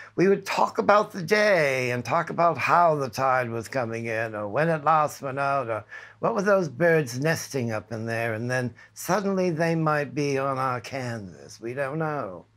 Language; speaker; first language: English; native; English